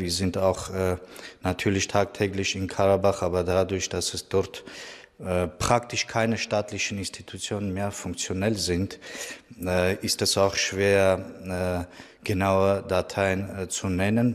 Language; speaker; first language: German; non-native, fluent; Armenian